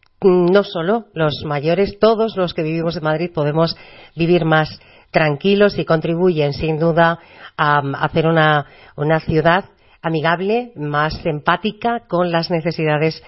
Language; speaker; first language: Spanish; native; Spanish